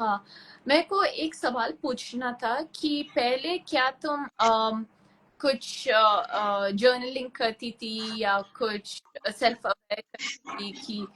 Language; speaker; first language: Hindi; non-native, local second language; Tulu